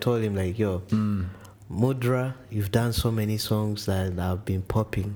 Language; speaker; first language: English; non-native, local second language; Ganda